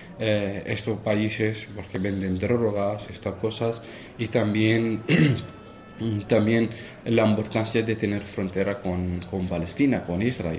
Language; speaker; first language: Spanish; non-native, fluent; Arabic